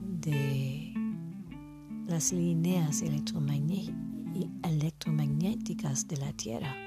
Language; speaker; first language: Spanish; non-native, fluent; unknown